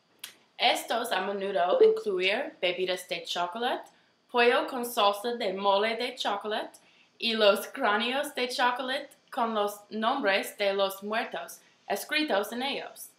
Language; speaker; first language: Spanish; non-native, learner; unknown